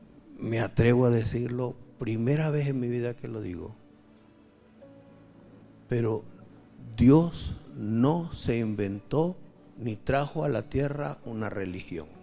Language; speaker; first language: Spanish; native; Spanish